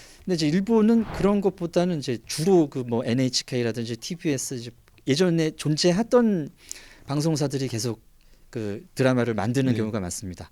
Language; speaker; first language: Korean; native; Korean